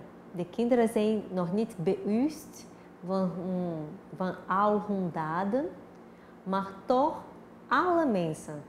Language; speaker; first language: Dutch; non-native, fluent; Portuguese